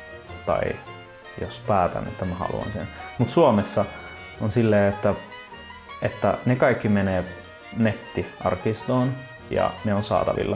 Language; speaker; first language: Finnish; non-native, fluent; Italian